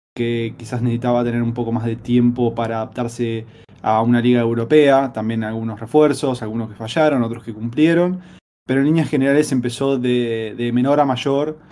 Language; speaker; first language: Spanish; native; Spanish